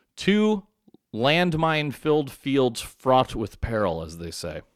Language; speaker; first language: English; native; English